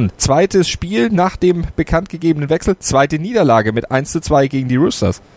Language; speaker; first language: German; native; German